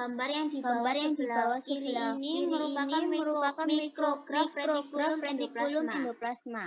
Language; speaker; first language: Indonesian; native; Indonesian